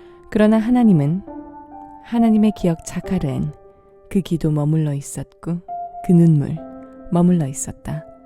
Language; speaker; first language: Korean; native; Korean